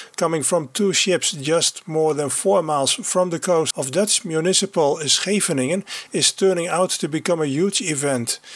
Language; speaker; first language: English; non-native, fluent; Dutch